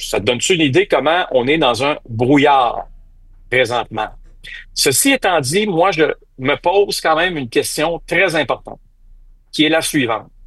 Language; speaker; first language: French; native; French